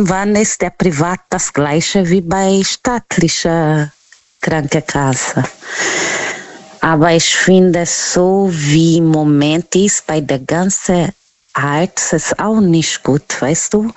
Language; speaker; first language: German; non-native, learner; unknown